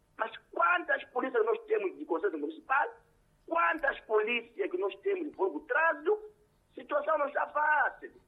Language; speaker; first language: Portuguese; non-native, local second language; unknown